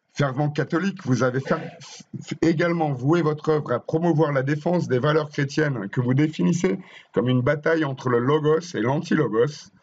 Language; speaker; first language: French; native; French